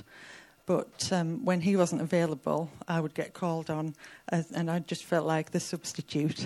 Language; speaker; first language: English; native; English